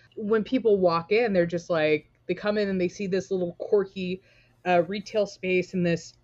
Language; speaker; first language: English; native; English